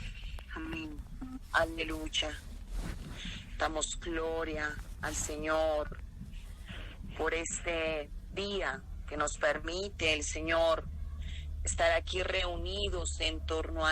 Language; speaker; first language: Spanish; native; Spanish